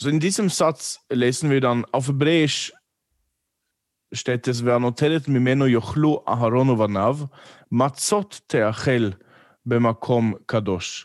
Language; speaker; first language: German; non-native, fluent; English